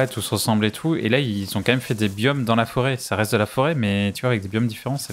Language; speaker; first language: French; native; French